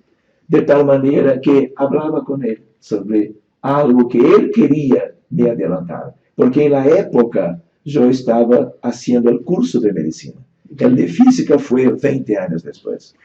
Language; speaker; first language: Spanish; non-native, fluent; Portuguese